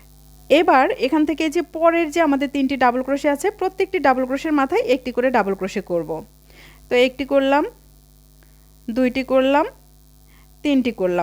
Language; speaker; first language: Bangla; native; Bangla